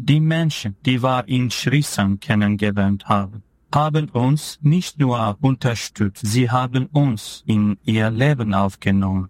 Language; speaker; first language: German; non-native, fluent; Turkish